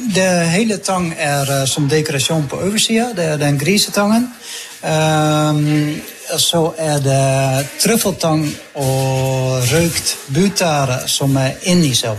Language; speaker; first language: Norwegian; non-native, fluent; Dutch